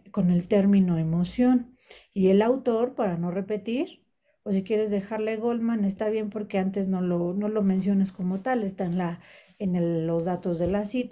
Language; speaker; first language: Spanish; native; Spanish